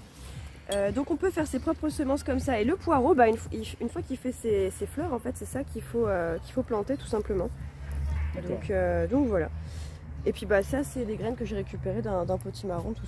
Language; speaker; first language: French; native; French